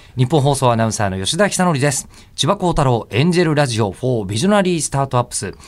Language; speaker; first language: Japanese; native; Japanese